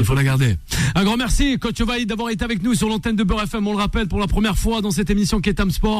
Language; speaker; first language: French; native; French